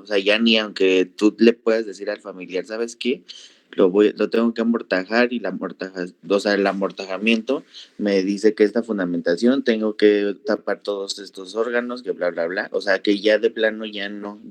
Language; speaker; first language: Spanish; native; Spanish